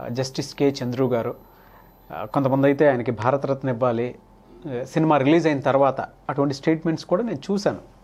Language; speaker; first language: Telugu; native; Telugu